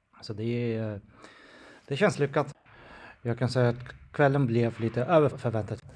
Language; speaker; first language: Swedish; non-native, fluent; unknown